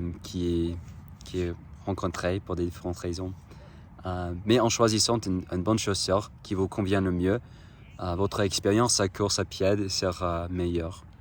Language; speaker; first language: French; non-native, fluent; English